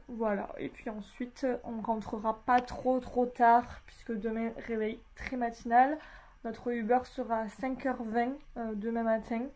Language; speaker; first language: French; native; French